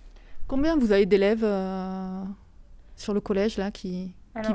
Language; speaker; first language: French; native; French